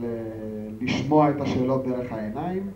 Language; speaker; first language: Hebrew; native; Hebrew